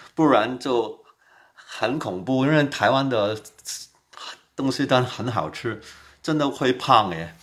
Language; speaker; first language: Chinese; non-native, local second language; Cantonese